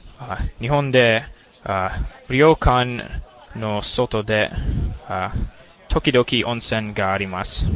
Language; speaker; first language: Japanese; non-native, learner; English